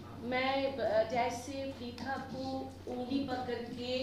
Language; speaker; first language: Hindi; non-native, local second language; Bangla